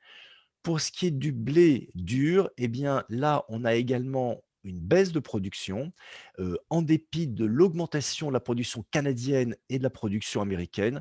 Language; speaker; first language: French; native; French